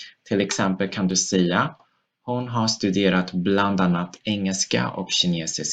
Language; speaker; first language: Swedish; non-native, fluent; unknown